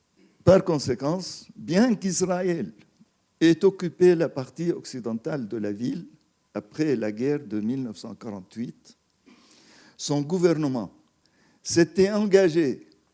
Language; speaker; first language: French; non-native, fluent; Arabic